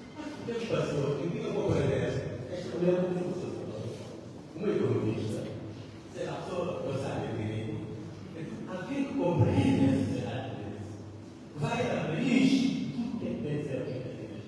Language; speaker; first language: Portuguese; non-native, learner; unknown